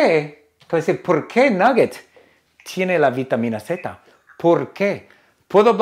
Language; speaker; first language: Spanish; non-native, fluent; English